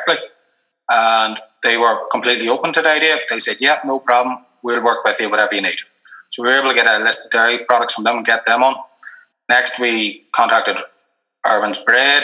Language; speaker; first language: English; native; English